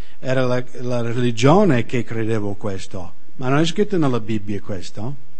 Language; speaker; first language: Italian; non-native, fluent; English